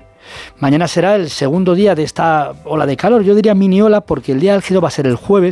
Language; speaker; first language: Spanish; native; Spanish